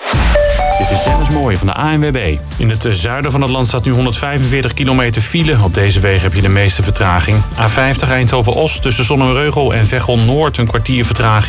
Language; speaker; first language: Dutch; native; Dutch